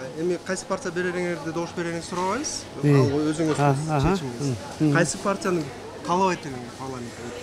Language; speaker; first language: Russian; non-native, local second language; Kyrgyz